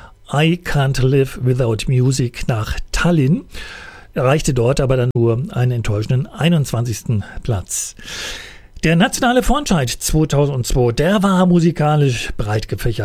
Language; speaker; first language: German; native; German